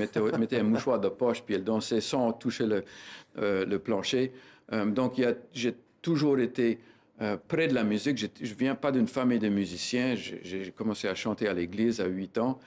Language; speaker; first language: French; native; French